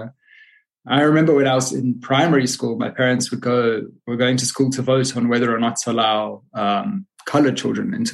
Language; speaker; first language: English; native; English